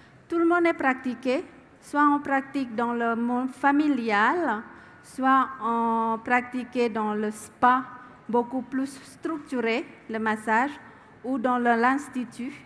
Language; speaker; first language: French; non-native, learner; Indonesian